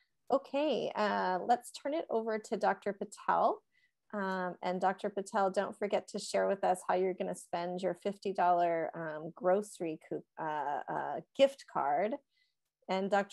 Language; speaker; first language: English; native; English